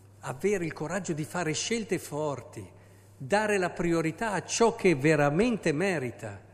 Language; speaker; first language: Italian; native; Italian